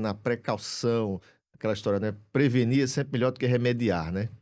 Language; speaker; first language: Portuguese; native; Portuguese